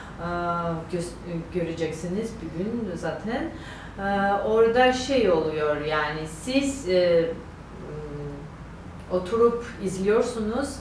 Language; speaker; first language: Turkish; non-native, learner; Georgian